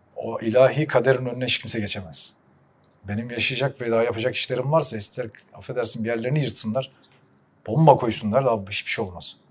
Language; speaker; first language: Turkish; early bilingual, heritage; Turkish